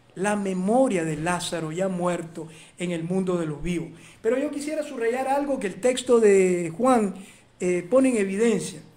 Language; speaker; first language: Spanish; native; Spanish